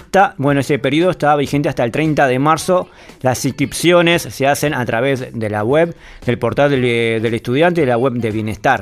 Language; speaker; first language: Spanish; native; Spanish